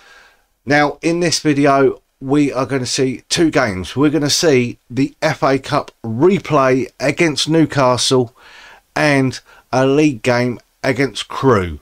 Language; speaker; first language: English; native; English